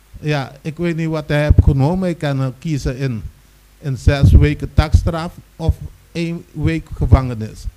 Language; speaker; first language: Dutch; non-native, local second language; Papiamento